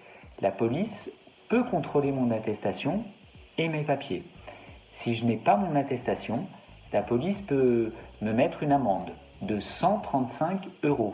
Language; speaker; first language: French; native; French